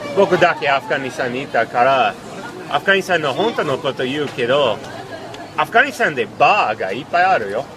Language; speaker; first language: Japanese; non-native, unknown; English